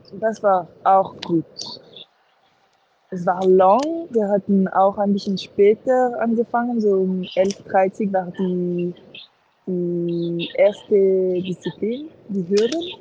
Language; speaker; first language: German; non-native, local second language; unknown